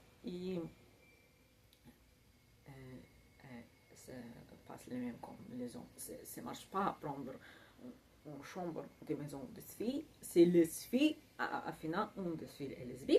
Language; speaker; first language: French; non-native, learner; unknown